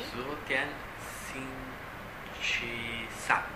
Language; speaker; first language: Chinese; non-native, learner; Italian